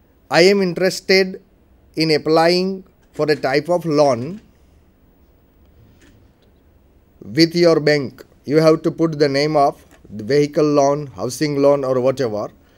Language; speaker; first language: English; non-native, local second language; Gujarati